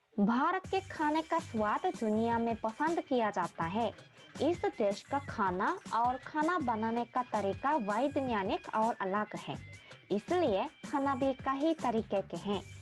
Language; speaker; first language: Hindi; non-native, learner; Korean